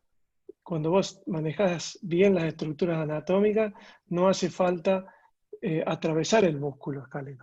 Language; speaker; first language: Spanish; native; Spanish